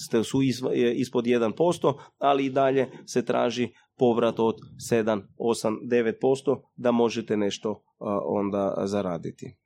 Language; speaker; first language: Croatian; early bilingual, heritage; Croatian